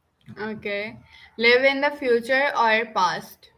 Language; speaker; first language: English; non-native, local second language; Urdu